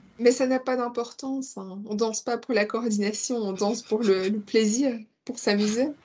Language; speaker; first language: French; non-native, learner; English